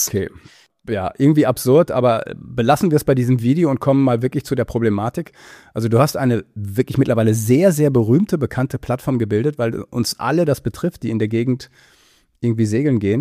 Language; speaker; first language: German; native; German